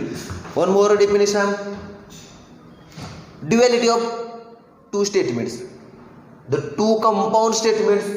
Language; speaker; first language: English; non-native, local second language; Marathi